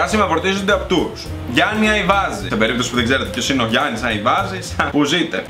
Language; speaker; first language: Greek; native; Greek